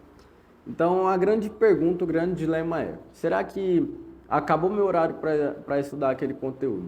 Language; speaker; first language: Portuguese; native; Portuguese